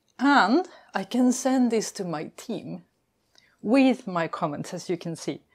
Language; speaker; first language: English; non-native, fluent; Spanish